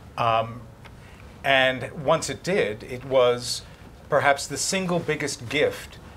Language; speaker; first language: English; native; English